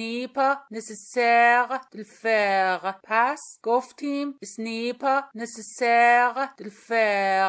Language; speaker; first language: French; non-native, fluent; Persian